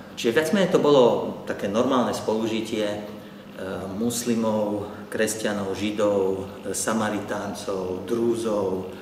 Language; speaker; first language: Slovak; early bilingual, heritage; Arabic